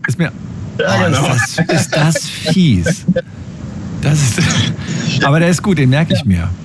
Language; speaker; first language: German; native; German